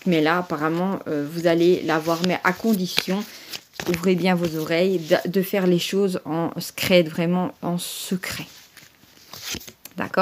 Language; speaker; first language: French; native; French